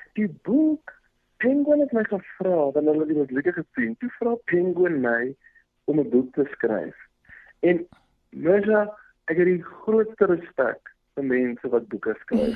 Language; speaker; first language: Afrikaans; early bilingual, other home language; Zulu